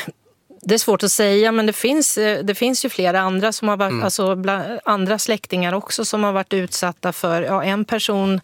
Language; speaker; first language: Swedish; native; Swedish